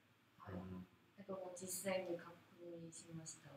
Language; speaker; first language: Japanese; non-native, fluent; Korean